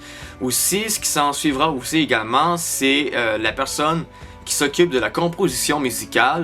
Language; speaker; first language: French; native; French